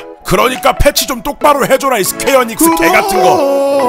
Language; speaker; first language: Korean; native; Korean